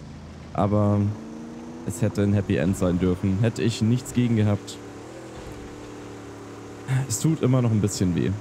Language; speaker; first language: German; native; German